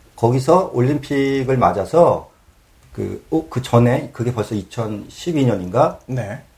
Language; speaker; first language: Korean; native; Korean